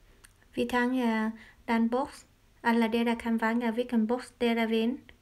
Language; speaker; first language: Norwegian; non-native, learner; Vietnamese